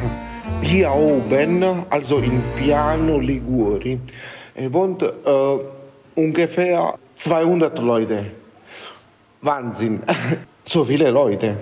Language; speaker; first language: German; non-native, learner; Italian